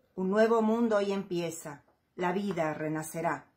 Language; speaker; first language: Spanish; native; Spanish